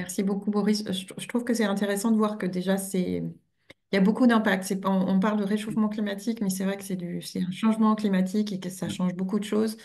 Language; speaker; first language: French; native; French